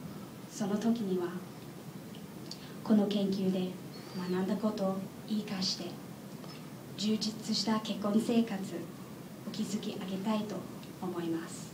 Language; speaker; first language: Japanese; non-native, learner; English